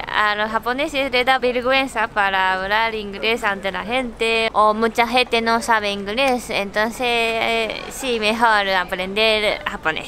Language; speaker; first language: Spanish; non-native, learner; Japanese